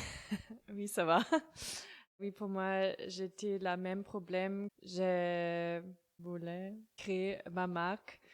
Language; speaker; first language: French; non-native, learner; German